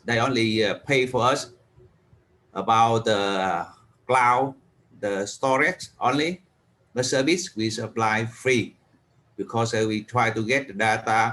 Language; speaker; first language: English; non-native, learner; Vietnamese